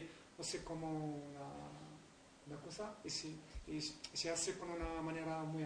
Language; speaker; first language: Spanish; non-native, learner; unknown